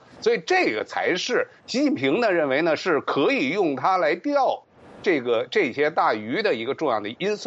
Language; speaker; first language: Chinese; native; Chinese